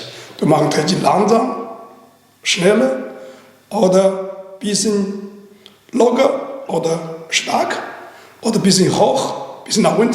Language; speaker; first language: German; non-native, learner; Chinese